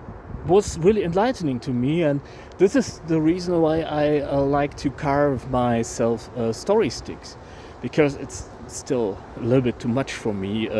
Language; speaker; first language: English; non-native, fluent; German